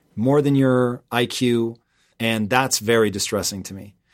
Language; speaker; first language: English; native; English